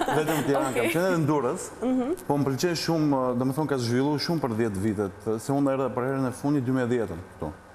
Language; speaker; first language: Albanian; early bilingual, heritage; Albanian